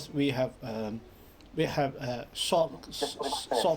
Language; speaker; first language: English; non-native, learner; Cantonese